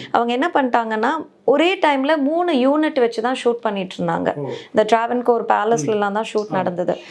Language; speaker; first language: Tamil; native; Tamil